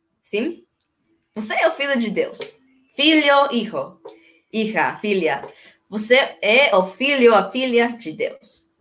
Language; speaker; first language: Portuguese; non-native, learner; Spanish